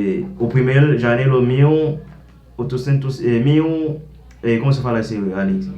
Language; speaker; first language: Portuguese; non-native, learner; Haitian Creole